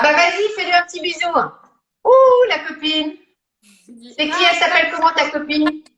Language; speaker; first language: French; native; French